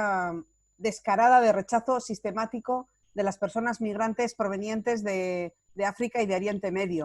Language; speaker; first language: Spanish; native; Spanish